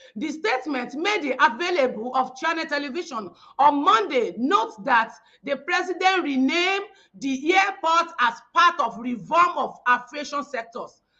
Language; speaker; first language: English; non-native, local second language; Yoruba